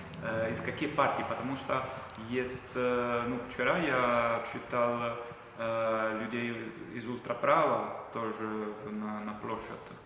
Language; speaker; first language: Russian; non-native, learner; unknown